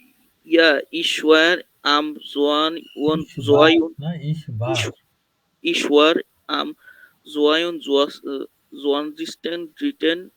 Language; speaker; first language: German; non-native, learner; Bangla